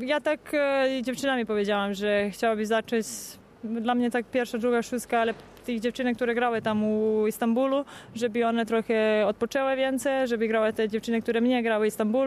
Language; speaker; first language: Polish; non-native, fluent; Serbian